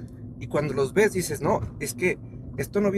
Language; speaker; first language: Spanish; native; Spanish